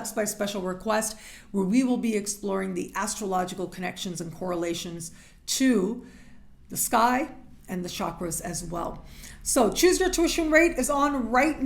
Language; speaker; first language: English; native; English